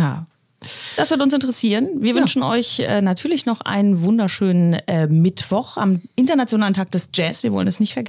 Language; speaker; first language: German; native; German